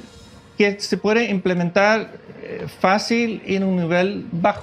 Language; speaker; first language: Spanish; non-native, fluent; Dutch